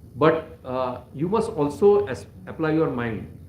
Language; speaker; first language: English; non-native, local second language; Marathi